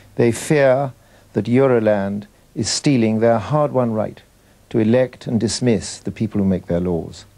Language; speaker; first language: English; native; English